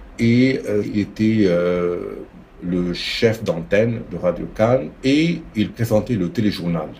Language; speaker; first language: French; non-native, local second language; Arabic